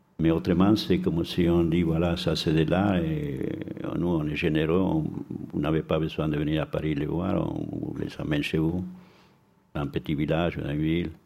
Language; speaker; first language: French; non-native, fluent; Spanish